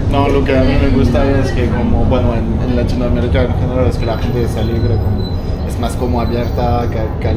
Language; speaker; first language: Spanish; non-native, fluent; French